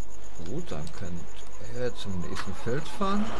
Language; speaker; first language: German; native; German